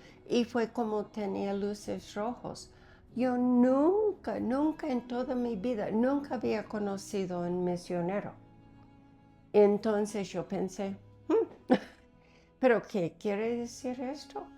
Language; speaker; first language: Spanish; non-native, fluent; English